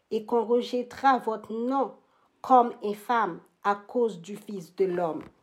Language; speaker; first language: French; native; French